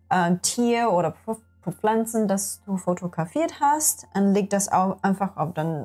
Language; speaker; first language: German; non-native, learner; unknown